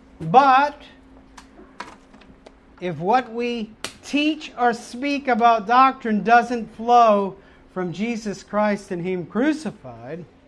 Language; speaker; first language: English; native; English